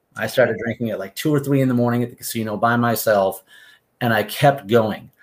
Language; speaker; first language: English; native; English